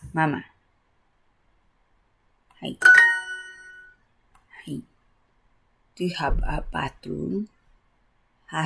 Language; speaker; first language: English; non-native, learner; Japanese